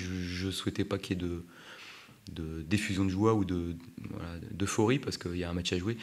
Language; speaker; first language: French; native; French